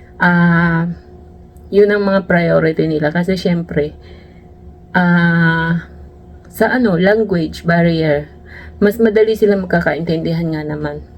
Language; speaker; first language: Filipino; native; Filipino